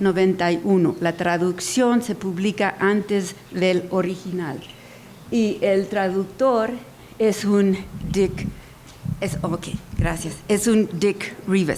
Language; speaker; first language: Spanish; early bilingual, heritage; Spanish